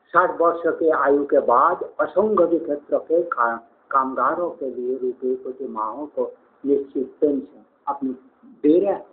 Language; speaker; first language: Hindi; native; Hindi